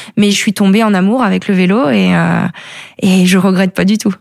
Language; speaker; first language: French; native; French